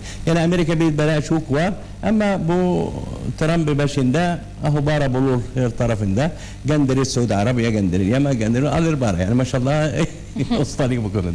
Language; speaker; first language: Turkish; non-native, learner; Arabic